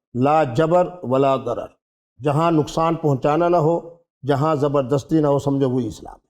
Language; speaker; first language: Urdu; non-native, local second language; Saraiki